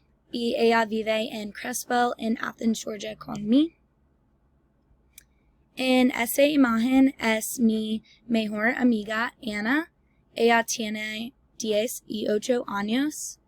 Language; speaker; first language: Spanish; non-native, learner; English